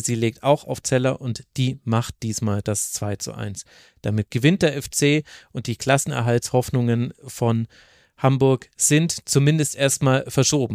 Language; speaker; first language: German; native; German